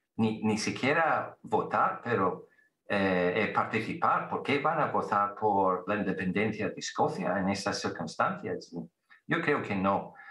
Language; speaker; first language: Spanish; non-native, fluent; English